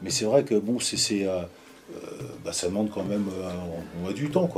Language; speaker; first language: French; native; French